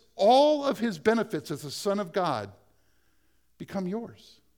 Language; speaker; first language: English; native; English